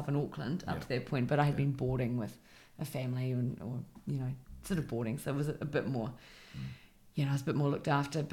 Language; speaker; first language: English; native; English